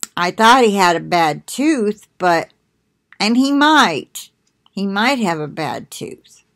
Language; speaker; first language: English; native; English